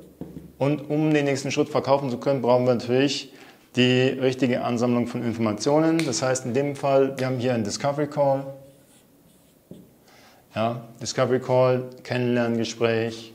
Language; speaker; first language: German; native; German